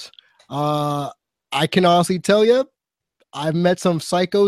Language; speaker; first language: English; native; English